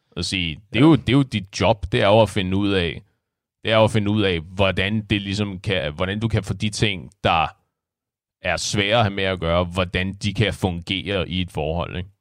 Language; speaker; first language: Danish; native; Danish